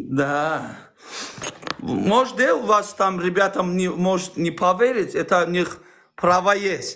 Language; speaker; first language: Russian; non-native, learner; Azerbaijani